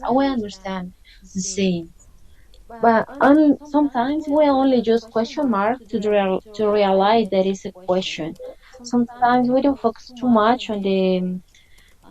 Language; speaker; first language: English; non-native, fluent; Spanish